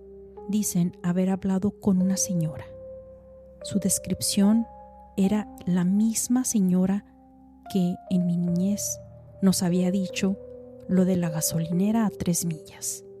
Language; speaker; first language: Spanish; native; Spanish